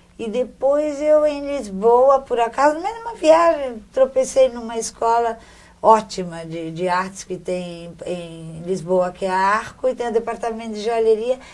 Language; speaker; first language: Portuguese; native; Portuguese